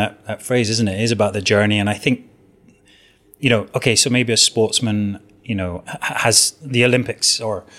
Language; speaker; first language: English; native; English